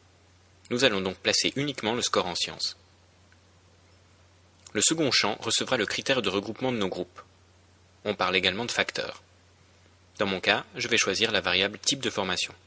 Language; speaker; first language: French; native; French